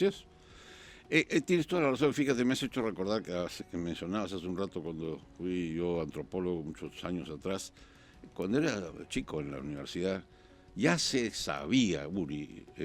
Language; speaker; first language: Spanish; native; Spanish